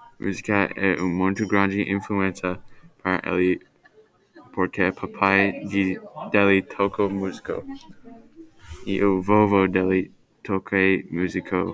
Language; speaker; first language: Portuguese; non-native, learner; Spanish